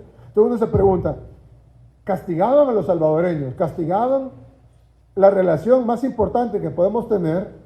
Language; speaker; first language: Spanish; native; Spanish